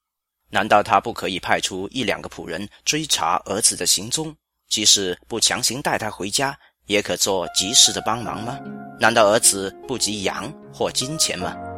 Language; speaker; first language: Chinese; native; Chinese